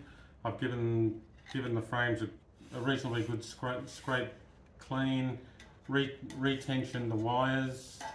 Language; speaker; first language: English; native; English